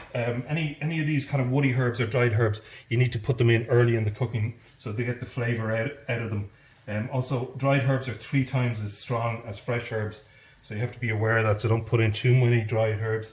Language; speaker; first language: English; native; English